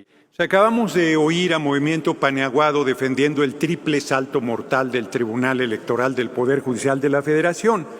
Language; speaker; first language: Spanish; native; Spanish